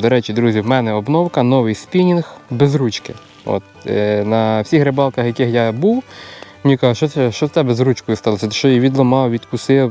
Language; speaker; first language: Ukrainian; native; Ukrainian